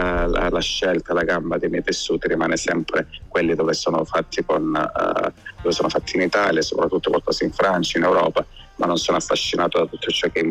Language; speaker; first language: Italian; native; Italian